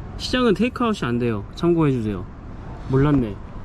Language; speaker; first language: Korean; native; Korean